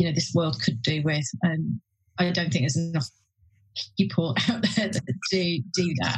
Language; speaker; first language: English; native; English